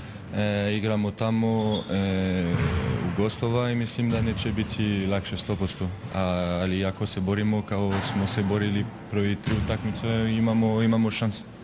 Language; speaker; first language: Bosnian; non-native, learner; French